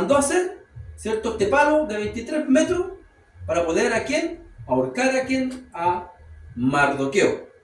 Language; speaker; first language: Spanish; native; Spanish